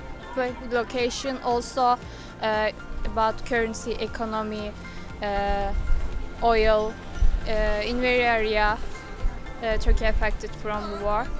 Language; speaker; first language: English; non-native, learner; Turkish